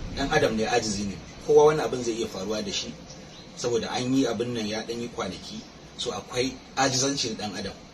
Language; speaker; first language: Hausa; native; Hausa